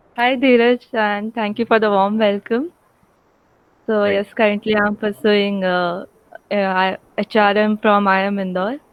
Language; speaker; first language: English; non-native, local second language; Hindi